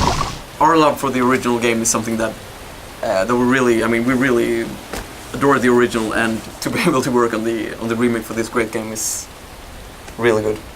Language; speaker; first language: English; non-native, fluent; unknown